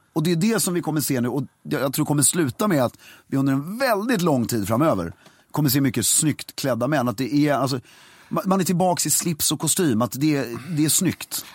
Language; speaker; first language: Swedish; native; Swedish